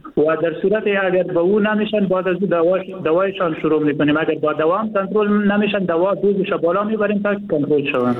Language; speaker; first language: Persian; native; Persian